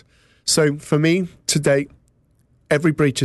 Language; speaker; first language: English; native; English